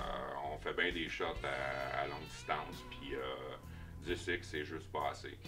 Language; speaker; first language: French; native; French